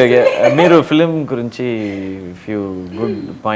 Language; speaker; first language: Telugu; non-native, learner; Tamil